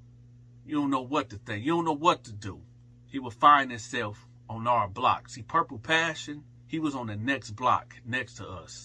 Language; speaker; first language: English; native; English